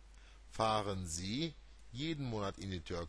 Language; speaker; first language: German; non-native, fluent; Turkish